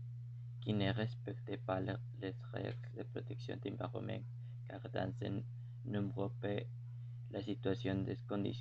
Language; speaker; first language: French; non-native, learner; Spanish